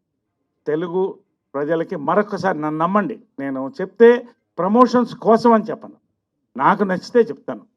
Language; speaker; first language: Telugu; native; Telugu